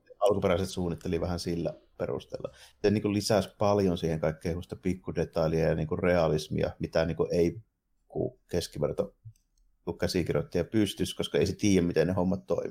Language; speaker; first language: Finnish; native; Finnish